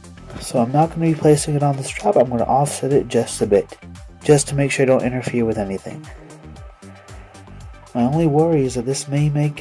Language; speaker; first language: English; native; English